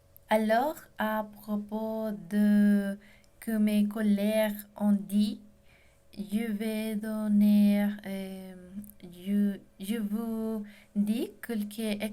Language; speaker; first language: French; non-native, learner; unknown